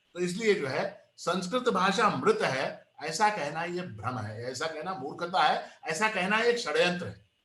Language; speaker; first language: Hindi; non-native, local second language; Kannada